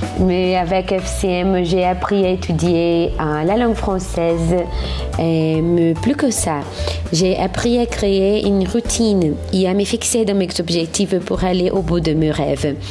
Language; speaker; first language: French; non-native, learner; Portuguese